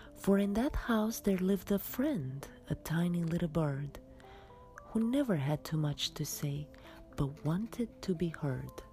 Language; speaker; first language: English; non-native, fluent; Romanian